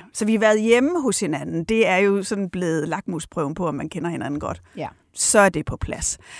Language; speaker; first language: Danish; native; Danish